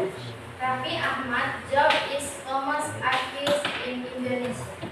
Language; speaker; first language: English; non-native, learner; Indonesian